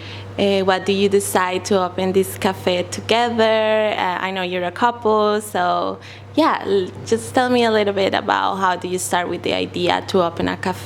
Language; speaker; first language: English; non-native, fluent; Spanish